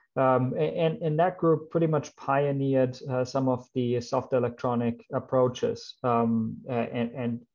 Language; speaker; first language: English; non-native, fluent; German